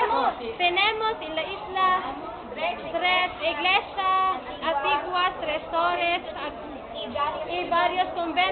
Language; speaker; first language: Spanish; non-native, learner; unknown